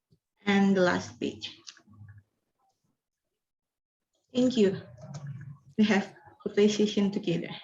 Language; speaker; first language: English; non-native, fluent; Indonesian